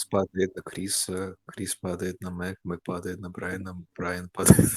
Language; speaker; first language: Russian; early bilingual, heritage; Russian